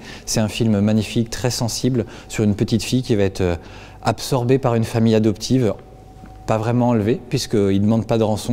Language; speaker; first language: French; native; French